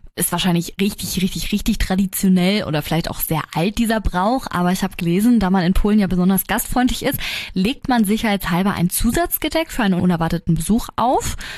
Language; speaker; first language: German; native; German